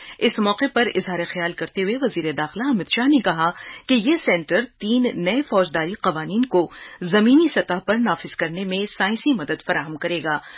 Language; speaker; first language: Urdu; native; Urdu